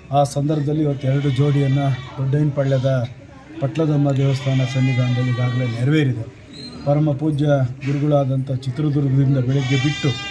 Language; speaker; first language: Kannada; native; Kannada